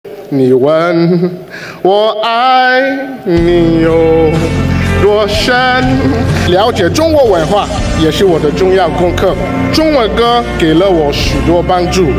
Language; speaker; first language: Chinese; non-native, fluent; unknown